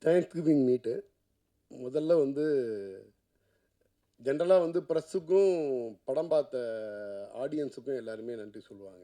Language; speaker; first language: Tamil; native; Tamil